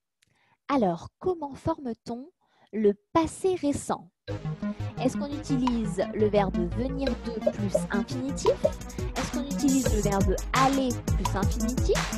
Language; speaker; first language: French; native; French